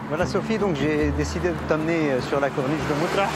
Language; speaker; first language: French; non-native, local second language; Arabic